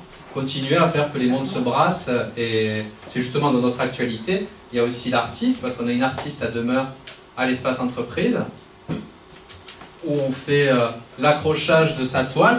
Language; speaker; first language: French; native; French